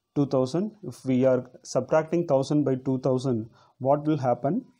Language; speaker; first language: English; non-native, local second language; Tamil